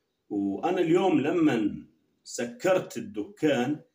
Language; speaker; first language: Arabic; native; Arabic